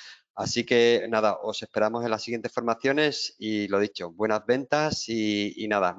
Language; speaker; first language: Spanish; native; Spanish